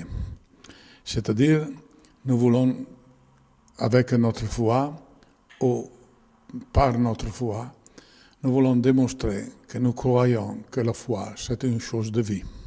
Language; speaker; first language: French; non-native, learner; Italian